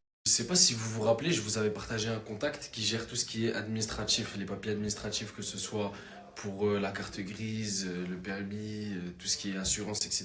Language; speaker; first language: French; native; French